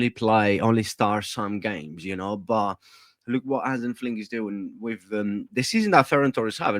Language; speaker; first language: English; non-native, fluent; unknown